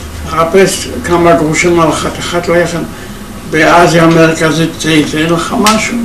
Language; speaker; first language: Hebrew; non-native, fluent; Yiddish